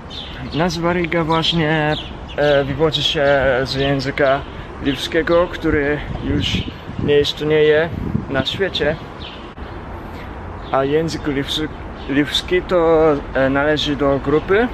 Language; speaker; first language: Polish; non-native, fluent; Japanese